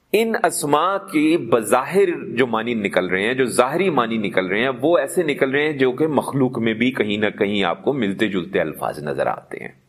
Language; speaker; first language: Urdu; non-native, local second language; Punjabi